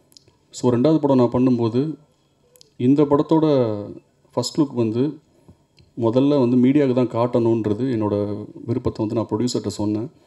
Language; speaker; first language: Tamil; native; Tamil